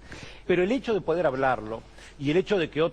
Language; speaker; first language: Spanish; native; Spanish